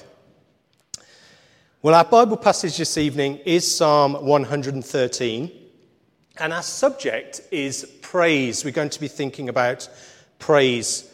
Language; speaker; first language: English; native; English